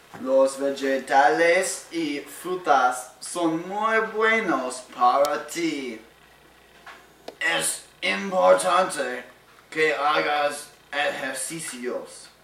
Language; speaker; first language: Spanish; non-native, learner; English